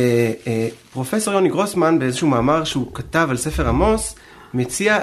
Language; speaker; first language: Hebrew; native; Hebrew